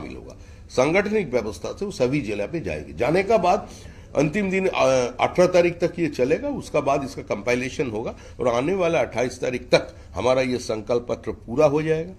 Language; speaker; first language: Hindi; non-native, local second language; Bangla